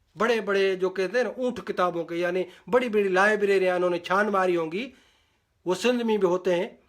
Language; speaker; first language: Urdu; non-native, local second language; Sindhi